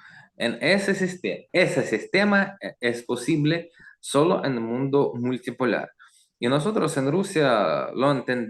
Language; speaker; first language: Spanish; non-native, learner; Russian